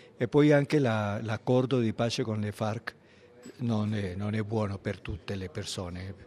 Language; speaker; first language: Italian; non-native, fluent; Spanish